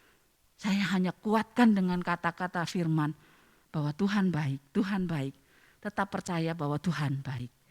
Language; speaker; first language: Indonesian; native; Indonesian